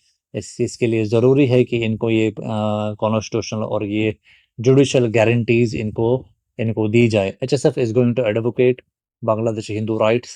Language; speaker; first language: Hindi; native; Hindi